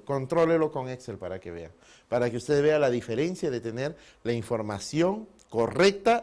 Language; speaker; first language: Spanish; native; Spanish